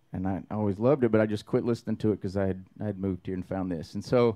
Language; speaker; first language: English; native; English